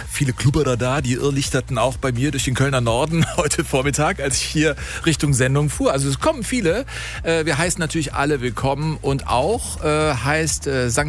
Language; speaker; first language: German; native; German